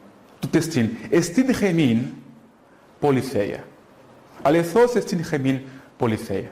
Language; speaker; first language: Greek; non-native, fluent; Portuguese